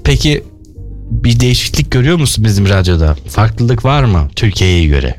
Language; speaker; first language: Turkish; native; Turkish